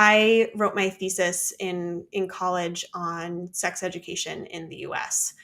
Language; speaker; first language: English; native; English